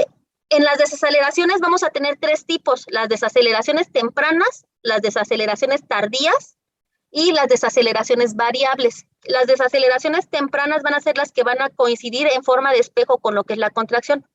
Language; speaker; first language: Spanish; native; Spanish